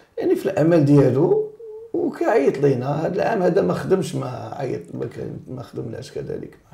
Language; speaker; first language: Arabic; native; Arabic